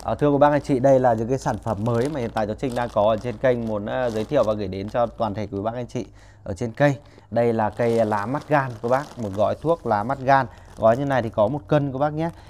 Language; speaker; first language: Vietnamese; native; Vietnamese